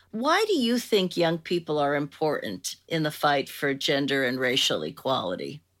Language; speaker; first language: English; native; English